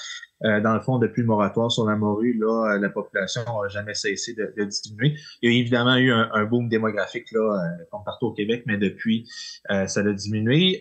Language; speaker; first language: French; native; French